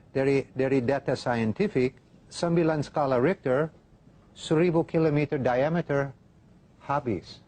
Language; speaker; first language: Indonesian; non-native, fluent; English